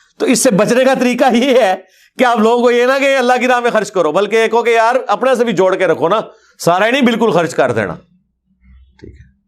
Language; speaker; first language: Urdu; non-native, local second language; Punjabi